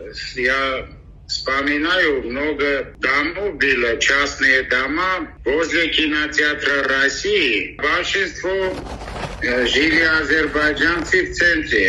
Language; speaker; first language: Russian; non-native, local second language; Armenian